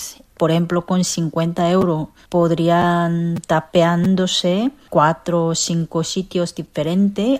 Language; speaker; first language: Spanish; non-native, learner; Korean